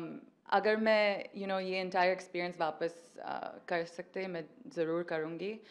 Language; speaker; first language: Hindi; early bilingual, heritage; Hindi